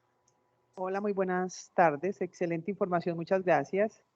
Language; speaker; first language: Spanish; native; Spanish